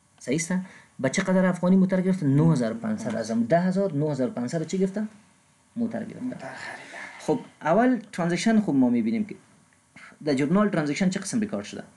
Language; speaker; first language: Persian; non-native, local second language; Pashto